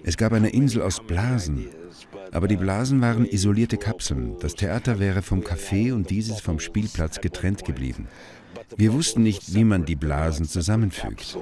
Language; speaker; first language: German; native; German